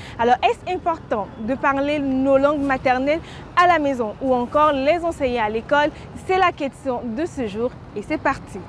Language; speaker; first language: French; non-native, local second language; Fon